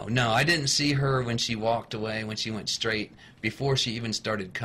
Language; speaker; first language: English; native; English